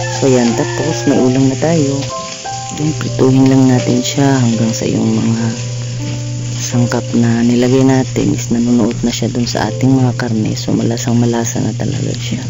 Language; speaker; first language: Filipino; non-native, local second language; Cebuano